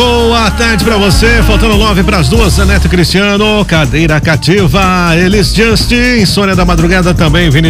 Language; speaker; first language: Portuguese; native; Portuguese